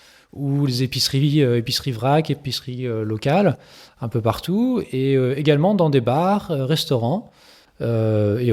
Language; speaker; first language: French; native; French